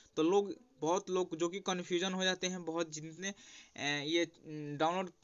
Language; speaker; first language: Hindi; native; Hindi